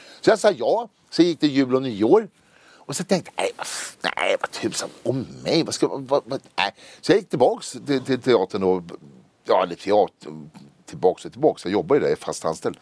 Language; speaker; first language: Swedish; native; Swedish